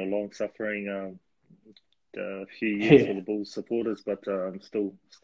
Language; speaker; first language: English; native; English